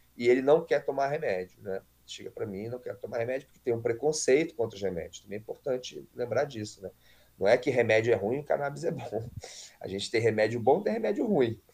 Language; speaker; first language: Portuguese; native; Portuguese